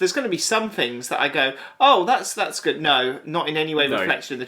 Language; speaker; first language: English; native; English